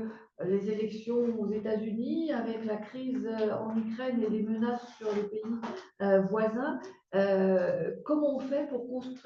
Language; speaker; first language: French; native; French